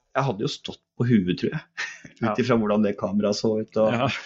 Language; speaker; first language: Norwegian; native; Norwegian